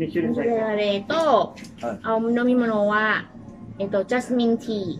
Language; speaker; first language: Japanese; non-native, learner; Thai